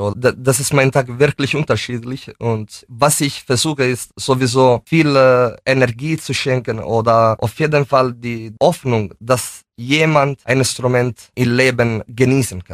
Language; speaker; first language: German; non-native, fluent; Italian